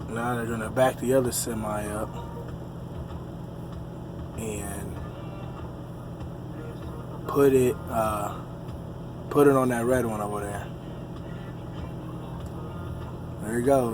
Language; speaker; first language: English; native; English